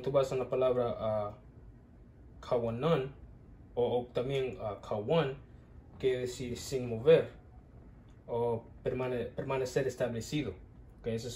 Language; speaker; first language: Spanish; non-native, learner; English